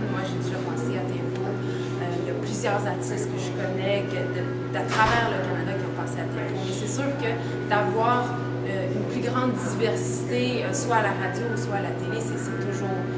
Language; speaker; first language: French; native; French